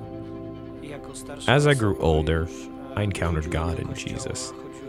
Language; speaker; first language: English; non-native, fluent; Polish